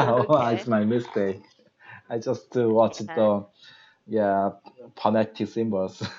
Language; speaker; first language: English; non-native, learner; Korean